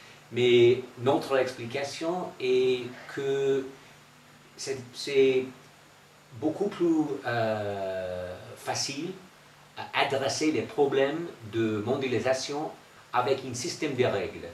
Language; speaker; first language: French; non-native, fluent; English